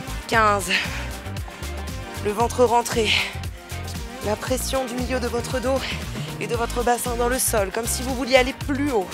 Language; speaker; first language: French; native; French